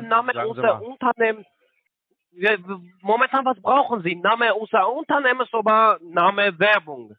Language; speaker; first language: German; non-native, learner; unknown